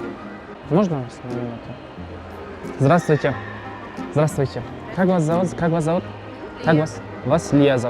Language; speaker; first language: Russian; non-native, local second language; Kazakh